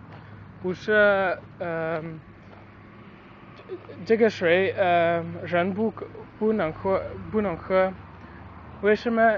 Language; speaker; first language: Chinese; non-native, learner; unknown